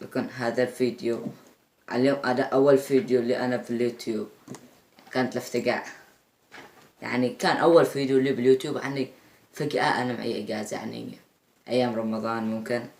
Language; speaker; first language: Arabic; native; Arabic